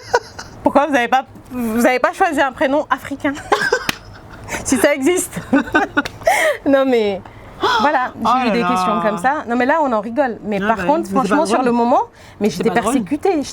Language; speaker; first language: French; native; French